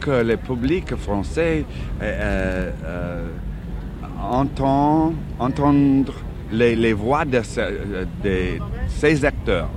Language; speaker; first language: French; non-native, learner; English